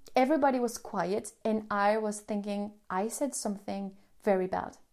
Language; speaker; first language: English; non-native, fluent; Spanish